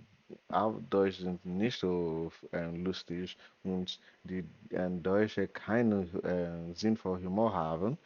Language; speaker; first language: German; non-native, learner; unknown